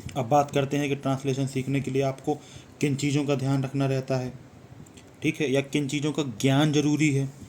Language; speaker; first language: Hindi; native; Hindi